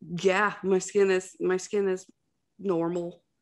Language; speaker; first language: English; native; English